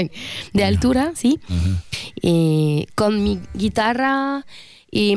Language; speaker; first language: Spanish; non-native, learner; French